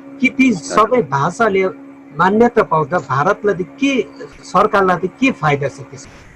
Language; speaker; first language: Nepali; native; Nepali